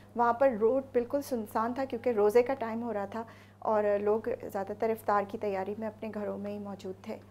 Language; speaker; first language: Urdu; native; Urdu